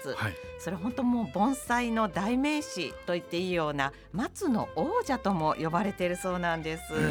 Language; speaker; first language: Japanese; native; Japanese